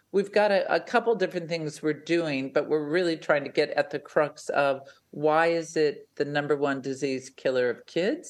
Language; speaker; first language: English; native; English